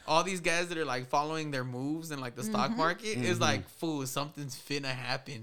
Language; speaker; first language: English; early bilingual, other home language; Spanish